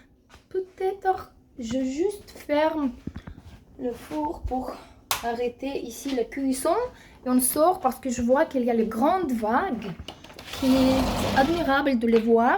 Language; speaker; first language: French; non-native, fluent; Russian